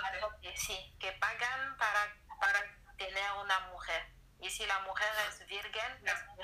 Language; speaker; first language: Spanish; non-native, learner; French